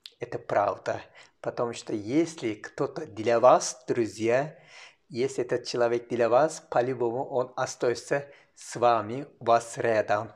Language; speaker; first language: Russian; non-native, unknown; Turkish